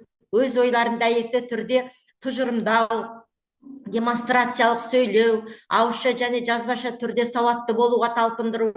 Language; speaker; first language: Kazakh; native; Kazakh